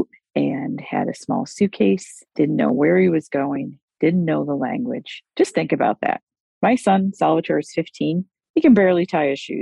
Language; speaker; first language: English; native; English